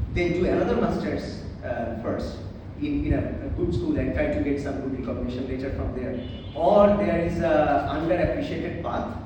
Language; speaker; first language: English; non-native, local second language; Bangla